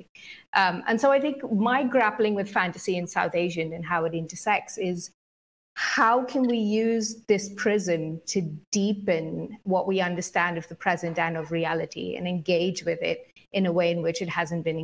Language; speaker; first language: English; native; English